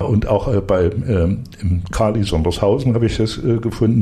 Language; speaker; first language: German; native; German